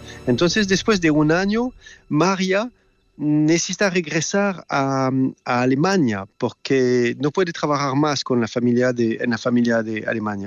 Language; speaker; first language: Spanish; non-native, fluent; French